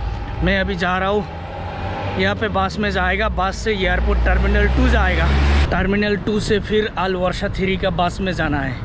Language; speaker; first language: Hindi; non-native, local second language; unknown